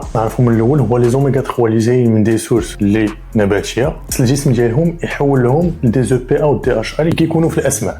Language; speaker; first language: Arabic; native; Arabic